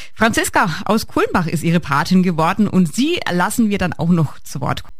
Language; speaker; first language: German; native; German